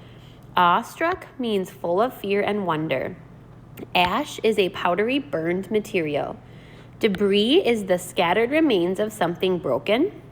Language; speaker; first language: English; native; English